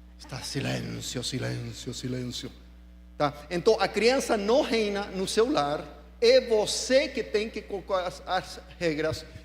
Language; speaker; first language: Portuguese; non-native, fluent; English